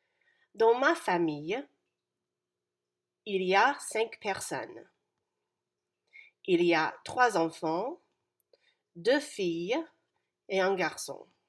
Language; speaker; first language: French; non-native, fluent; English